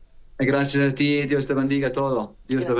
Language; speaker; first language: Spanish; non-native, learner; Arabic